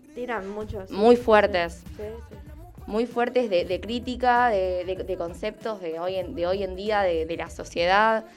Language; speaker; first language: Spanish; native; Spanish